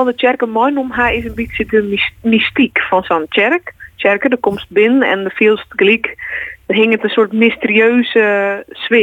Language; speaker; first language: Dutch; non-native, local second language; Western Frisian